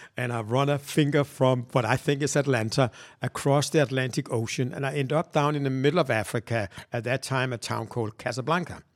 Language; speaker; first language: English; non-native, fluent; Danish